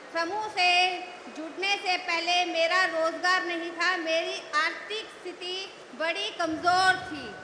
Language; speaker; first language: Hindi; native; Hindi